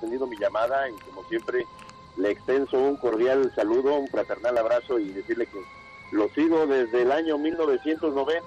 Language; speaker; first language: Spanish; native; Spanish